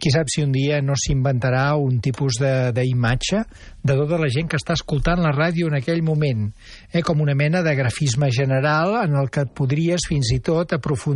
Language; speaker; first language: Catalan; native; Catalan